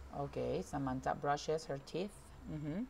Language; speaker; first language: English; non-native, fluent; Spanish